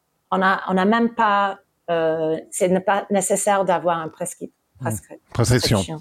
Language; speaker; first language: French; early bilingual, heritage; English